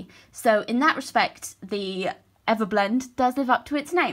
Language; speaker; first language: English; native; English